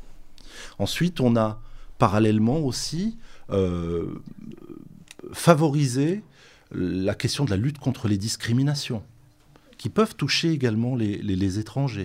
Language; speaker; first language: French; native; French